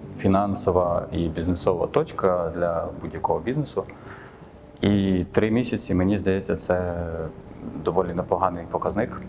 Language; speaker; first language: Ukrainian; native; Ukrainian